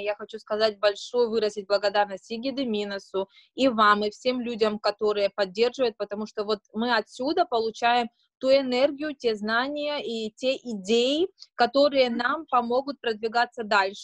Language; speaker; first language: Russian; native; Russian